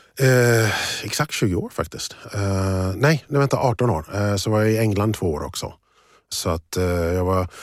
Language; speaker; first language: Swedish; early bilingual, other home language; English